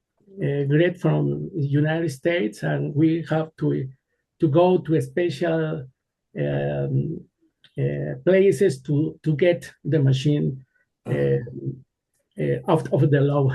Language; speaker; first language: English; non-native, learner; Spanish